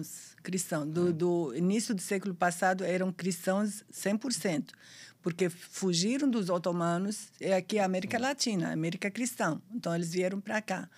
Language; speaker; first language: Portuguese; non-native, fluent; Arabic